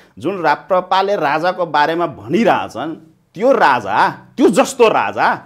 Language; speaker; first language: Nepali; non-native, local second language; Maithili